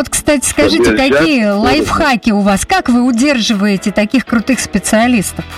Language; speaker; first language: Russian; native; Russian